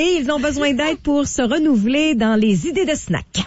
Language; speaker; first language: French; native; French